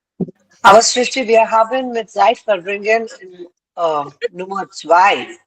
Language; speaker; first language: German; non-native, learner; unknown